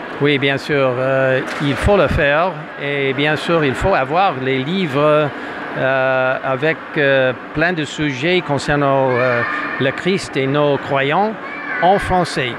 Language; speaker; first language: French; non-native, fluent; English